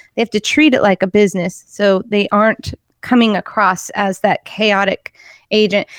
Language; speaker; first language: English; native; English